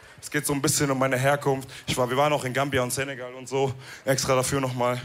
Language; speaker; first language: German; early bilingual, other home language; Wolof